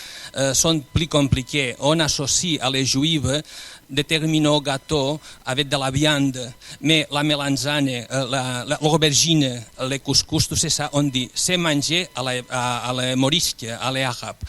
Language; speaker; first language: French; non-native, fluent; Spanish